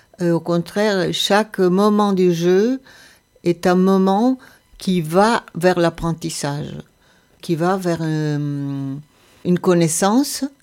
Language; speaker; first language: French; non-native, fluent; Spanish